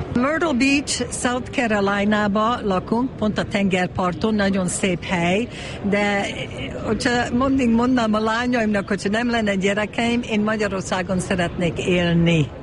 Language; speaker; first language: Hungarian; early bilingual, heritage; Hungarian